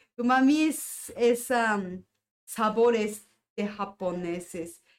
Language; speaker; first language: Spanish; non-native, learner; Japanese